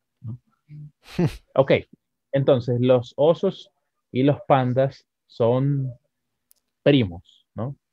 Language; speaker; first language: Spanish; native; Spanish